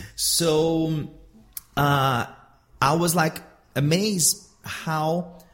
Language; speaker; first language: English; non-native, fluent; Portuguese